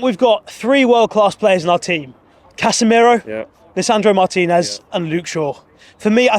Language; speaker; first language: English; native; English